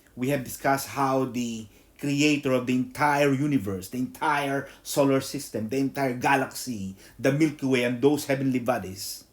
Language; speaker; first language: English; non-native, local second language; Filipino